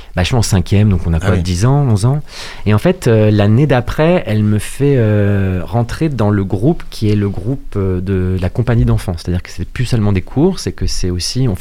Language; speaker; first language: French; native; French